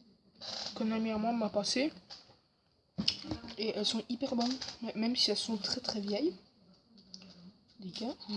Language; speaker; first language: French; native; French